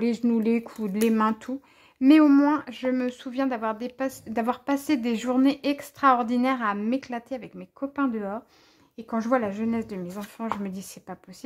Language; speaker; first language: French; native; French